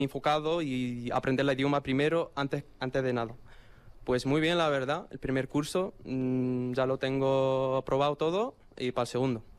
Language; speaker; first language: Spanish; non-native, fluent; Arabic